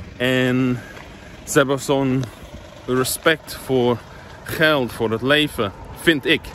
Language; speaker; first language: Dutch; non-native, fluent; English